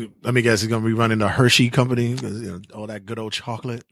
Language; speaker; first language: English; native; English